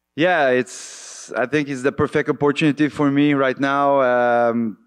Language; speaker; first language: English; native; English